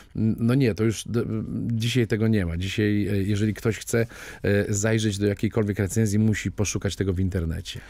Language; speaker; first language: Polish; native; Polish